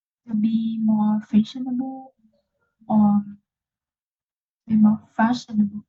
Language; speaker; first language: English; non-native, learner; Vietnamese